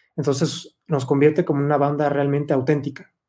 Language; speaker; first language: Spanish; native; Spanish